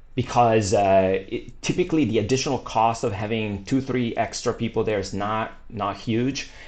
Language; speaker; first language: English; non-native, fluent; Italian